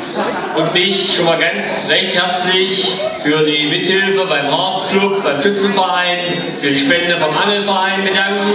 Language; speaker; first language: German; native; German